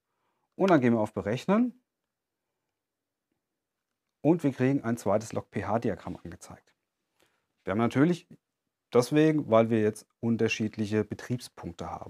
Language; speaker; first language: German; native; German